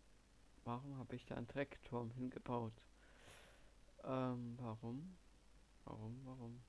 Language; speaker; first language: German; native; German